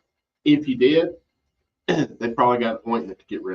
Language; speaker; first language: English; native; English